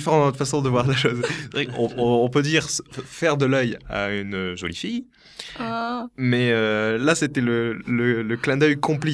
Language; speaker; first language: French; native; French